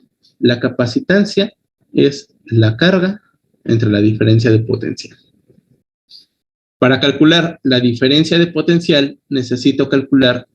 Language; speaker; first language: Spanish; native; Spanish